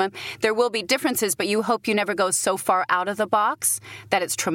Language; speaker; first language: English; native; English